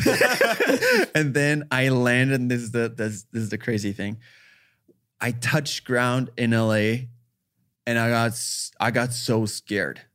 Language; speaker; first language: English; non-native, fluent; German